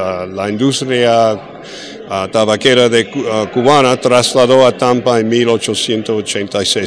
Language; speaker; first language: Spanish; early bilingual, heritage; English